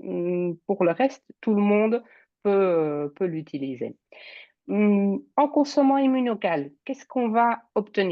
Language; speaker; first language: French; native; French